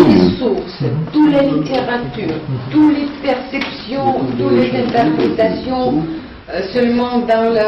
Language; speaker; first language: French; non-native, learner; Russian